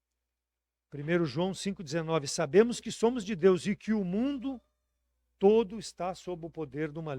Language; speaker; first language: Portuguese; native; Portuguese